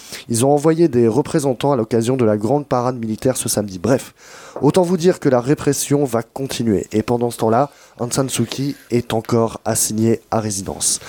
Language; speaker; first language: French; native; French